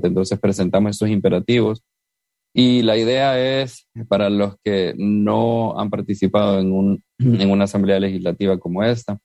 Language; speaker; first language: Spanish; native; Spanish